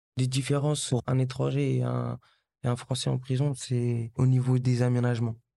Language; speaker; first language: French; early bilingual, other home language; Kabuverdianu